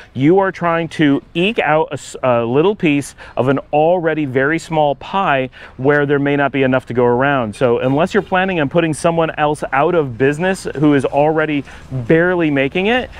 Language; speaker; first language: English; native; English